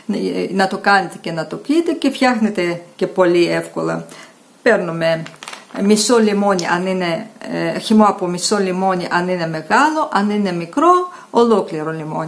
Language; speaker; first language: Greek; non-native, fluent; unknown